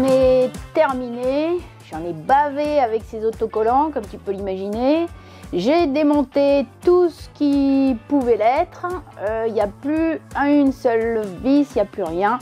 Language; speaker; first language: French; native; French